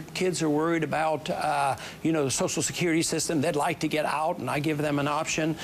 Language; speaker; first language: English; native; English